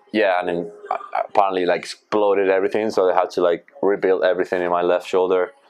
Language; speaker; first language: English; non-native, fluent; Spanish